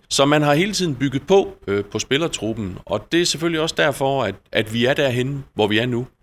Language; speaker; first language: Danish; native; Danish